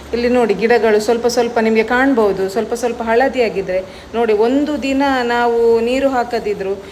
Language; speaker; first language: Kannada; non-native, local second language; Tulu